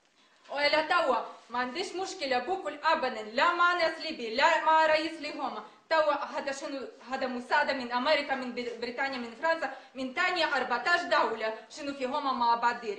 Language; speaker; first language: Arabic; non-native, learner; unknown